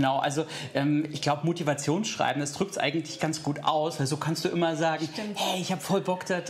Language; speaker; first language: German; native; German